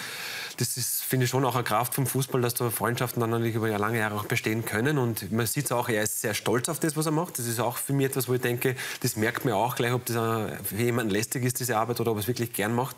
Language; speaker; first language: German; native; German